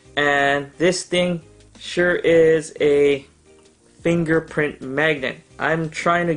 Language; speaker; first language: English; native; English